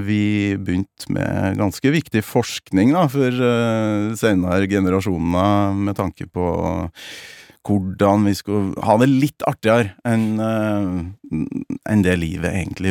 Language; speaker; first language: Norwegian; native; Norwegian